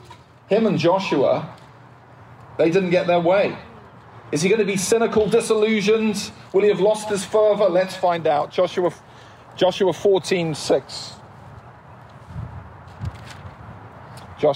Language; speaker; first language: English; native; English